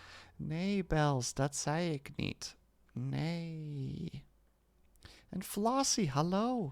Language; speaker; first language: Dutch; non-native, learner; English